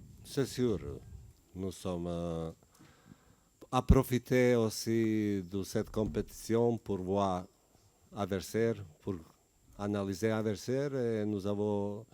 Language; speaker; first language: French; non-native, learner; Bosnian